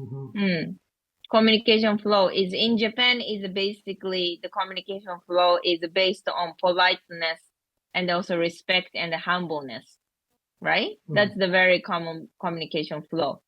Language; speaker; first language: English; non-native, learner; Japanese